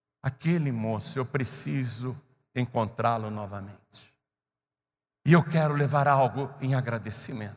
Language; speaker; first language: Portuguese; native; Portuguese